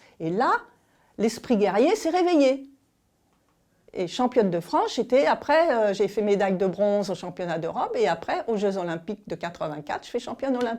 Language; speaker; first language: French; native; French